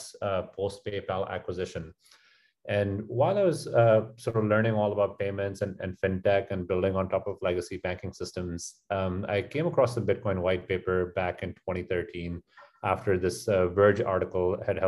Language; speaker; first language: English; non-native, local second language; Urdu